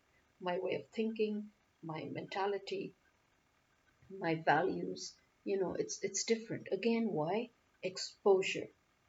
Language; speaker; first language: English; non-native, local second language; Urdu